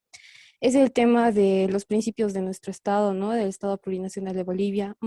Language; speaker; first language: Spanish; native; Spanish